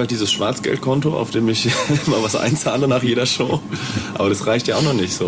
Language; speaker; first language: German; native; German